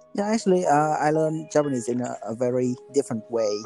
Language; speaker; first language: English; non-native, learner; Vietnamese